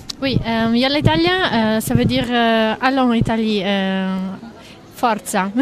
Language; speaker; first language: French; non-native, fluent; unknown